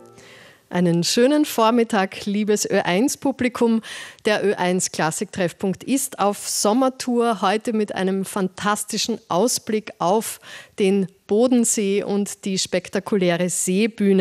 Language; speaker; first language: German; native; German